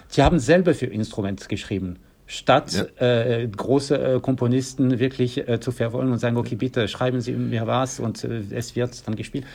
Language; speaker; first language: German; non-native, fluent; French